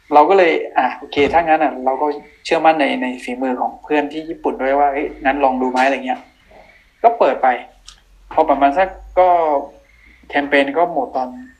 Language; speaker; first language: Thai; non-native, local second language; Akha